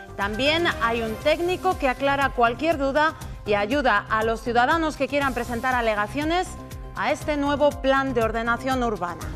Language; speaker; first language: Spanish; native; Spanish